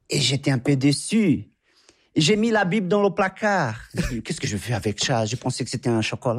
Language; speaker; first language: French; non-native, fluent; Portuguese